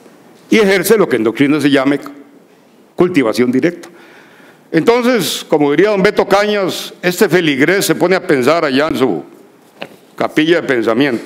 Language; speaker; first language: Spanish; native; Spanish